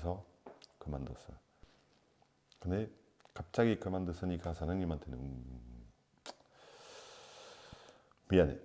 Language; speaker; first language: Korean; non-native, fluent; French